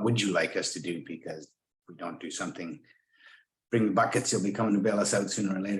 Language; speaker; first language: English; native; English